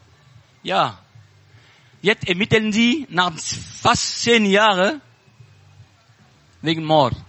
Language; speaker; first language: German; non-native, learner; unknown